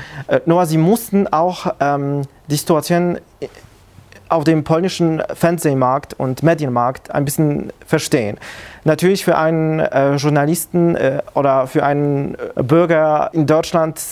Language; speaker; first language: German; non-native, fluent; Polish